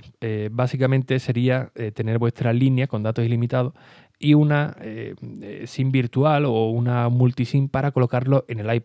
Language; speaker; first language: Spanish; native; Spanish